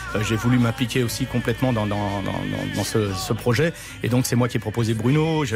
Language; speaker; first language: French; native; French